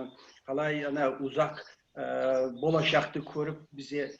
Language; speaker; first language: Kyrgyz; non-native, learner; Kazakh